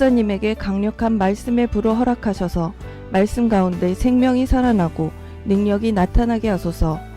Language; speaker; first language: Korean; native; Korean